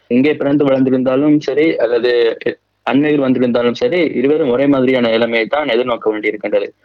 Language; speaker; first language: Tamil; native; Tamil